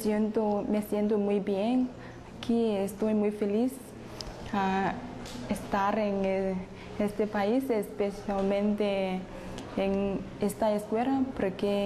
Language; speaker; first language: Spanish; non-native, learner; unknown